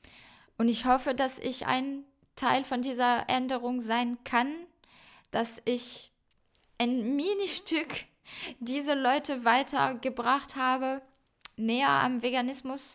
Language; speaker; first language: German; non-native, fluent; French